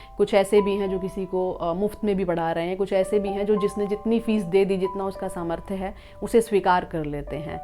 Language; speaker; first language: Hindi; non-native, local second language; Punjabi